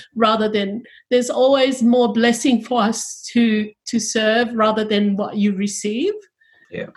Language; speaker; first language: English; early bilingual, other home language; Tongan